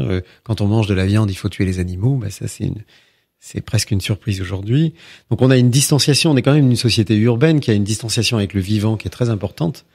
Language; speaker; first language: French; native; French